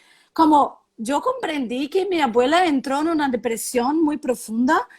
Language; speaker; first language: Spanish; non-native, learner; Portuguese